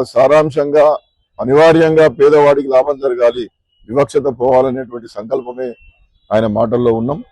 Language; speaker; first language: Telugu; native; Telugu